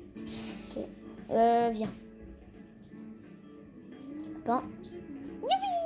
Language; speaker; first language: French; native; French